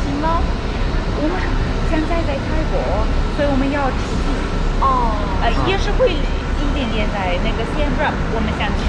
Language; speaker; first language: Chinese; non-native, learner; Russian